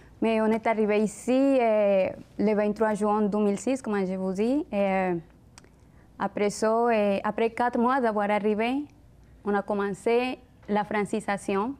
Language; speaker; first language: French; non-native, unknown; Spanish